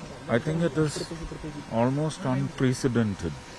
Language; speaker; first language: English; non-native, local second language; Malayalam